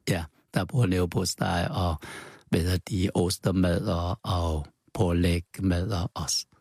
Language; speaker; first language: Danish; non-native, learner; Chinese